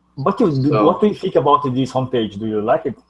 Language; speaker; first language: English; non-native, learner; Portuguese